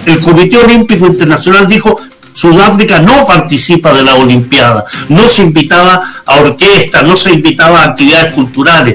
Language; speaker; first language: Spanish; native; Spanish